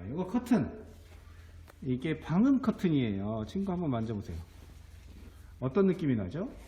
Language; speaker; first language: Korean; native; Korean